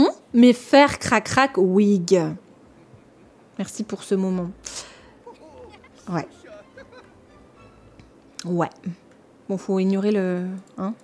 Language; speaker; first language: French; native; French